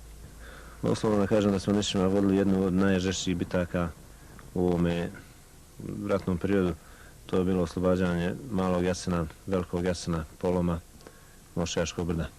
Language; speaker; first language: Bosnian; native; Bosnian